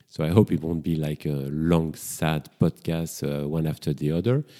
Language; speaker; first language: English; non-native, fluent; French